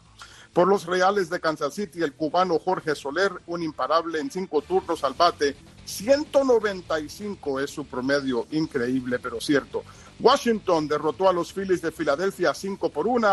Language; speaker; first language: Spanish; native; Spanish